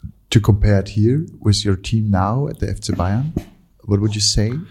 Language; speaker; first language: English; non-native, fluent; German